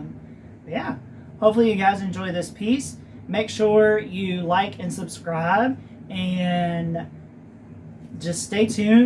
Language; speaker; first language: English; native; English